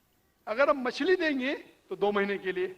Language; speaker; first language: Hindi; non-native, local second language; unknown